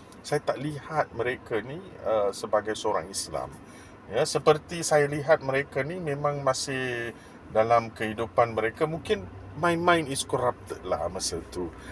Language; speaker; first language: Malay; non-native, local second language; English